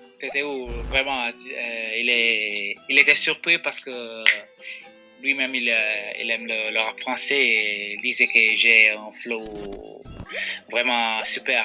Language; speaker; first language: French; non-native, fluent; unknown